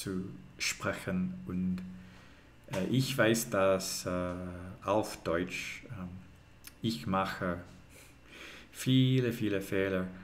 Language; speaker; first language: German; non-native, learner; English